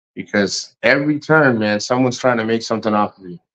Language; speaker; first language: English; native; English